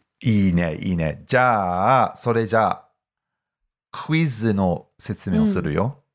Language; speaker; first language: Japanese; non-native, fluent; English